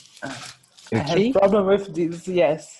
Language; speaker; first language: English; non-native, learner; Portuguese